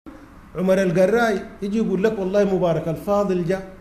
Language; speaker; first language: Arabic; native; Arabic